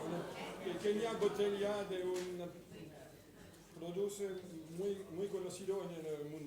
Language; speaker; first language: Spanish; non-native, learner; French